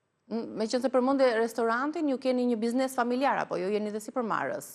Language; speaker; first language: Albanian; native; Albanian